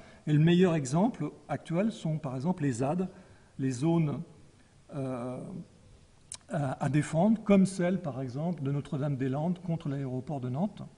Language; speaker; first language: French; native; French